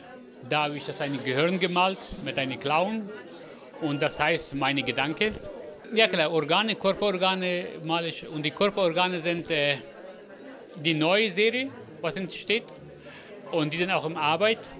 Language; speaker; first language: German; non-native, fluent; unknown